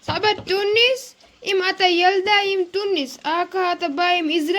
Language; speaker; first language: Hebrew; non-native, learner; Gujarati